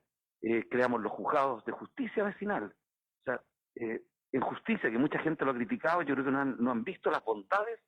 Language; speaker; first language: Spanish; native; Spanish